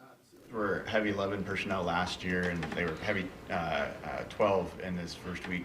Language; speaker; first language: English; native; English